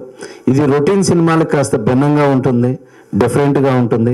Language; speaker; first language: Telugu; native; Telugu